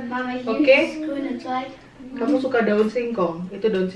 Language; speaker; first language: Indonesian; native; Indonesian